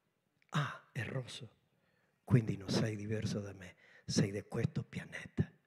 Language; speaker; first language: Italian; non-native, learner; Spanish